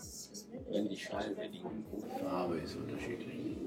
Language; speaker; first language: German; non-native, learner; French